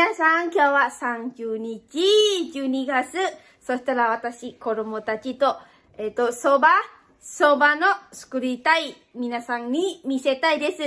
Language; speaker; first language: Japanese; non-native, fluent; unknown